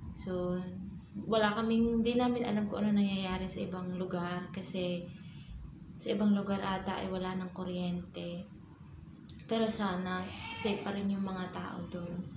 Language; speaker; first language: Filipino; native; Filipino